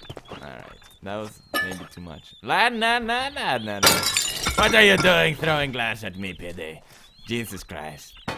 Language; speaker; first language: English; non-native, fluent; Swedish